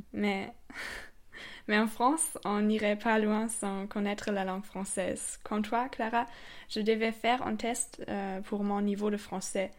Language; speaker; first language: French; non-native, fluent; German